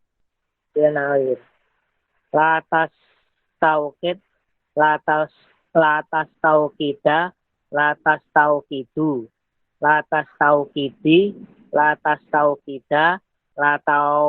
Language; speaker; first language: Arabic; non-native, learner; Indonesian